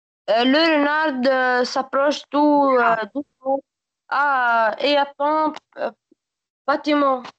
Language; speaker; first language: French; non-native, learner; Arabic